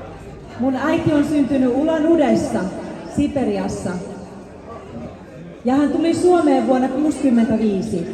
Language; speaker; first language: Finnish; early bilingual, other home language; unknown